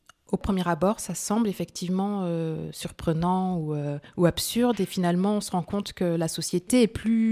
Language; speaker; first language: French; early bilingual, other home language; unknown